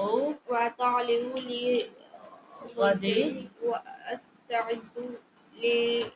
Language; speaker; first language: Arabic; non-native, learner; Urdu